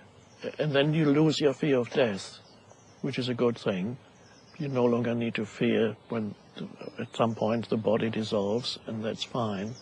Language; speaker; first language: English; non-native, fluent; German